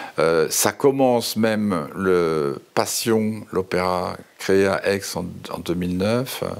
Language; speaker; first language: French; native; French